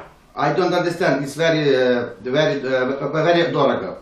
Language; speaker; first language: English; non-native, learner; Ukrainian